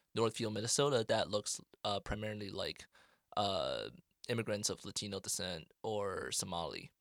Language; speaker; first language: English; non-native, fluent; Chinese